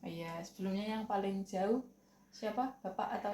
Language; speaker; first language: Indonesian; native; Indonesian